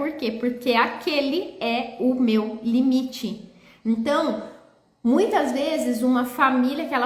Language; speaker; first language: Portuguese; native; Portuguese